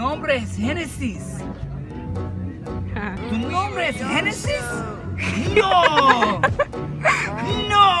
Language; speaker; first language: Spanish; non-native, learner; English